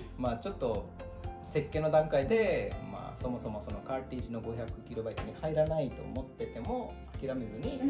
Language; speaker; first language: Japanese; non-native, fluent; Bangla